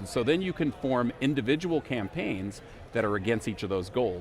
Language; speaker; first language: English; native; English